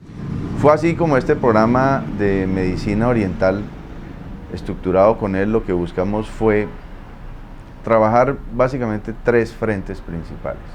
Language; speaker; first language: Spanish; native; Spanish